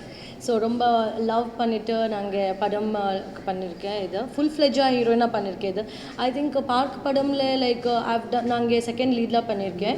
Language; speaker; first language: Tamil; non-native, learner; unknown